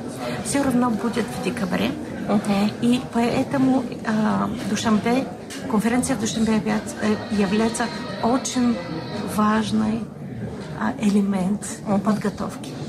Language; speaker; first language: Russian; non-native, fluent; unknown